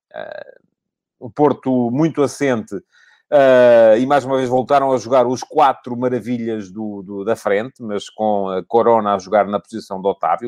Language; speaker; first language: Portuguese; native; Portuguese